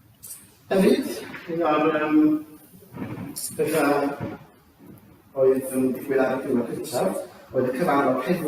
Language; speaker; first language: Welsh; native; Welsh